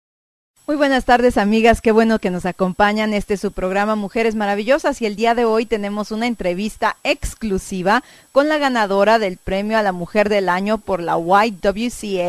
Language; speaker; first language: Spanish; native; Spanish